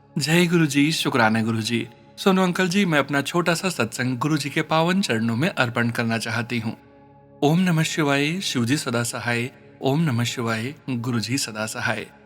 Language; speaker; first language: Hindi; native; Hindi